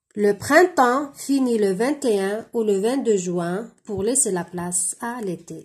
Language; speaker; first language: French; non-native, local second language; Arabic